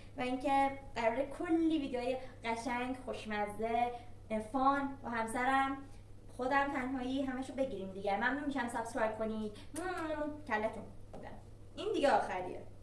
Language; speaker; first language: Persian; non-native, local second language; Azerbaijani